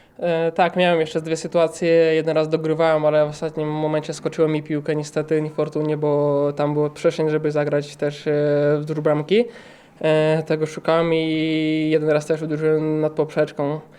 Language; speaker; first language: Polish; non-native, fluent; Russian